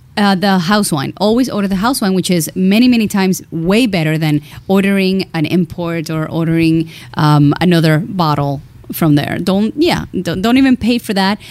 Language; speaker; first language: English; early bilingual, other home language; Spanish